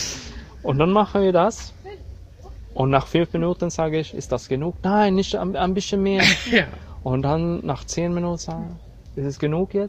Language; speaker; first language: German; non-native, learner; Swedish